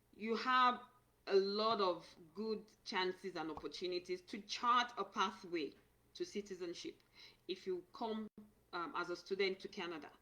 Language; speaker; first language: English; non-native, local second language; Yoruba